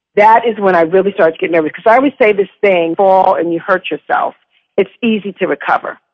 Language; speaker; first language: English; native; English